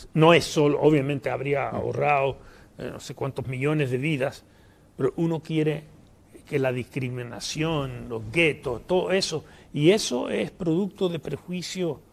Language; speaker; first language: Spanish; early bilingual, heritage; Spanish